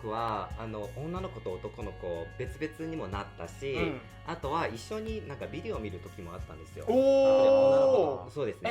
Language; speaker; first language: Japanese; non-native, fluent; Chinese